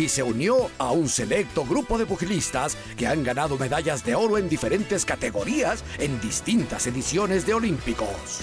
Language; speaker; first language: Spanish; native; Spanish